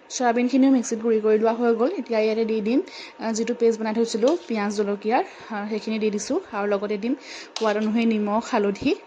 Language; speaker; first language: Assamese; native; Assamese